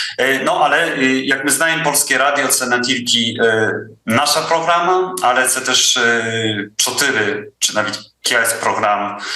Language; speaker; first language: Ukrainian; non-native, fluent; Polish